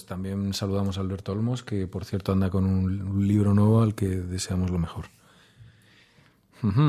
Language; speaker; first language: Spanish; native; Spanish